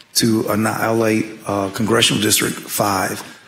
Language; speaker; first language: English; native; English